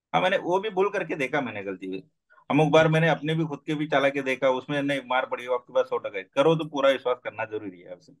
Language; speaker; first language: Hindi; non-native, local second language; Gujarati